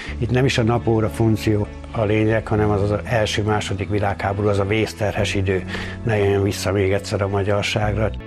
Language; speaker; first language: Hungarian; native; Hungarian